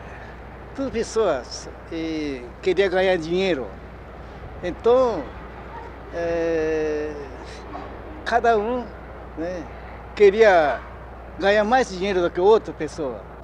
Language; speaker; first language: Portuguese; non-native, fluent; Japanese